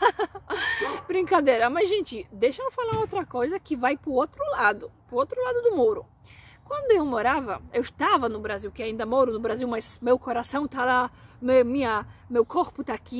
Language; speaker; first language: Portuguese; non-native, fluent; Polish